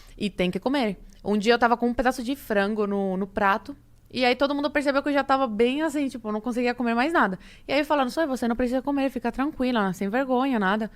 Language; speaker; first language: Portuguese; early bilingual, other home language; Spanish